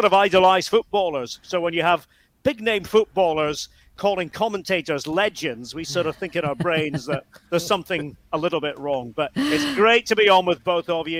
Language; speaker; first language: English; native; English